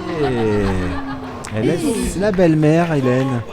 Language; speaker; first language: French; native; French